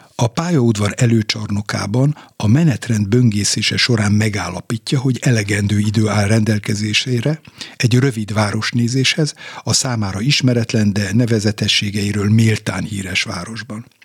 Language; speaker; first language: Hungarian; non-native, fluent; Turkish